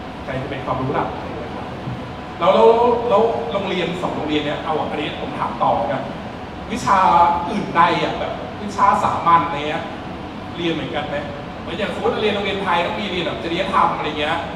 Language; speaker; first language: Thai; native; Thai